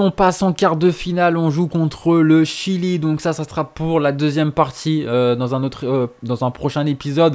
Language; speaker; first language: French; native; French